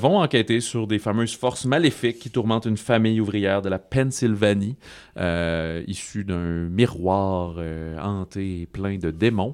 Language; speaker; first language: French; native; French